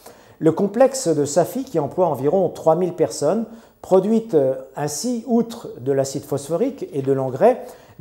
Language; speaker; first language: French; non-native, local second language; Arabic